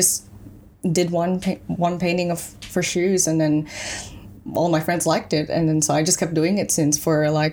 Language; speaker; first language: English; early bilingual, other home language; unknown